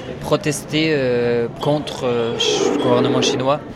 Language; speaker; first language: French; non-native, learner; Uyghur